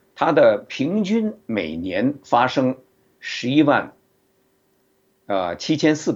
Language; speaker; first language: Chinese; native; Chinese